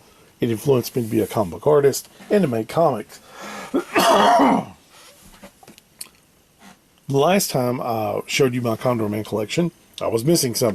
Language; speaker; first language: English; native; English